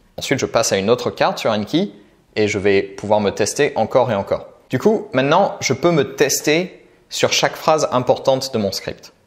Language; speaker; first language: French; native; French